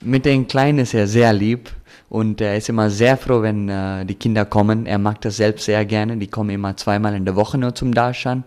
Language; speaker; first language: German; early bilingual, heritage; German